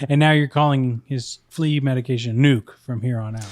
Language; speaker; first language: English; native; English